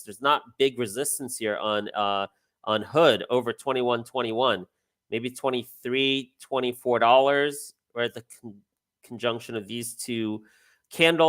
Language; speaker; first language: English; native; English